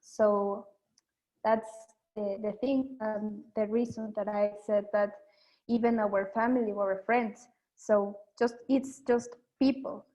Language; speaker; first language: English; non-native, learner; Spanish